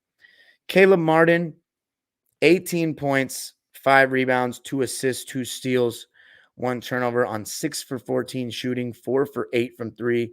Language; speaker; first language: English; native; English